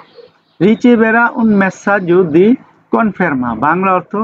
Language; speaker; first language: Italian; non-native, fluent; Bangla